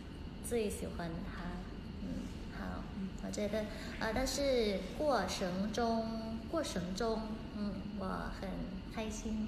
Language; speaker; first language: Chinese; non-native, learner; Thai